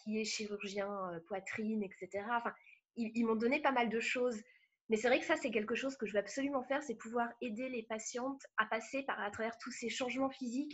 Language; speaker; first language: French; native; French